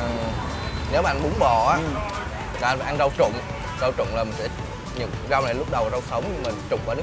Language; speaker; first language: Vietnamese; native; Vietnamese